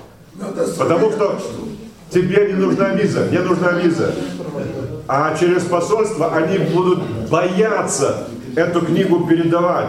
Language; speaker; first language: Russian; non-native, fluent; Lithuanian